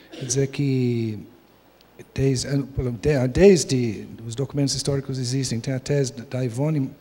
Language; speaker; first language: Portuguese; non-native, fluent; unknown